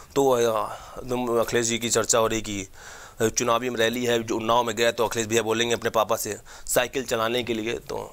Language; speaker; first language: Hindi; native; Hindi